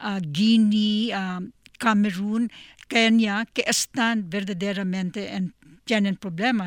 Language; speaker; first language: Spanish; non-native, learner; English